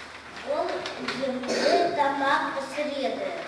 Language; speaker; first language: Kazakh; non-native, local second language; Russian